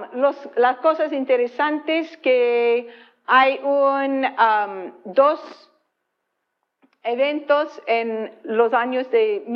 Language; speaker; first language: Spanish; non-native, fluent; English